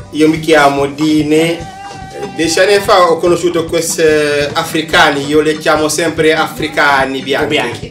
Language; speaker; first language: Italian; non-native, fluent; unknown